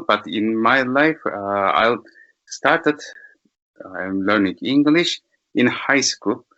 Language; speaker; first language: English; non-native, learner; Turkish